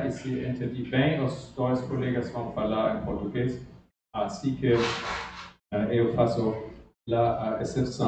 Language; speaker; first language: Portuguese; non-native, fluent; German